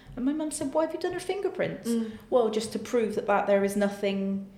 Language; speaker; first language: English; native; English